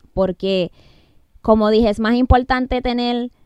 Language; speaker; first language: Spanish; early bilingual, heritage; Spanish